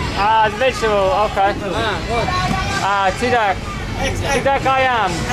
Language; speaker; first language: Indonesian; non-native, learner; English